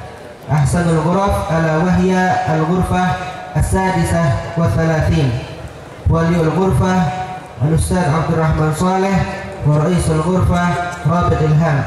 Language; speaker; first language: Arabic; non-native, fluent; Indonesian